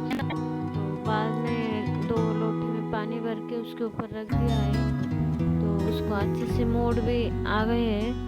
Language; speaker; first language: Hindi; non-native, local second language; Marathi